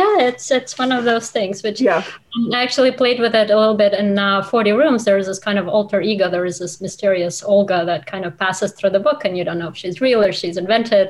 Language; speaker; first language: English; non-native, fluent; Russian